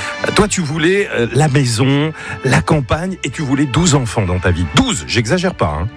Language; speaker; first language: French; native; French